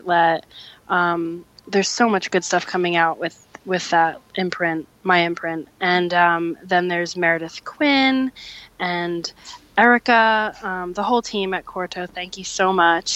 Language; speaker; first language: English; native; English